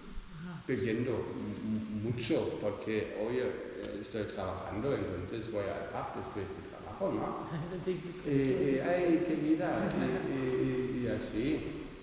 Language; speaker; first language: Spanish; non-native, learner; Dutch